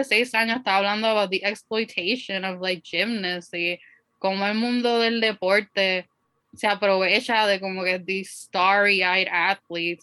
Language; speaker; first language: Spanish; native; Spanish